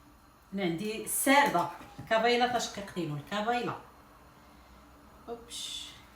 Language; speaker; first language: Arabic; native; Arabic